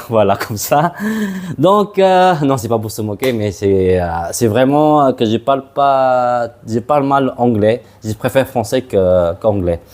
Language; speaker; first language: French; non-native, fluent; Madurese